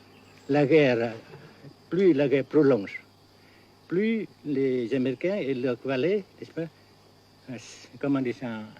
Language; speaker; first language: French; non-native, fluent; Vietnamese